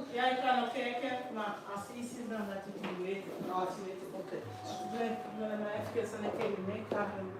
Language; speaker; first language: Dutch; non-native, learner; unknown